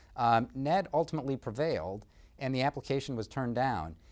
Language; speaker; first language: English; native; English